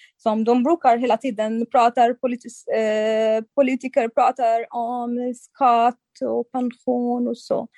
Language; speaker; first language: Swedish; non-native, fluent; Arabic